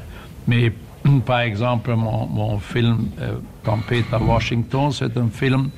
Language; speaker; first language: French; non-native, fluent; German